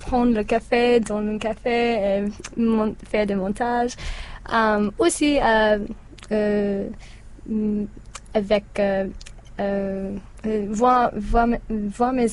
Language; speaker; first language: French; non-native, learner; English